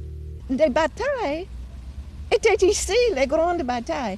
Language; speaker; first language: French; non-native, fluent; English